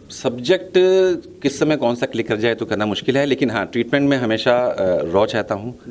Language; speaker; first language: Hindi; native; Hindi